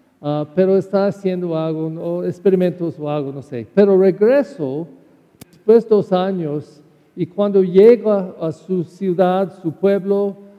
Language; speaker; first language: Spanish; non-native, learner; English